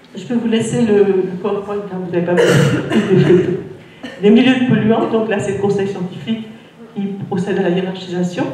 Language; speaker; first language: French; native; French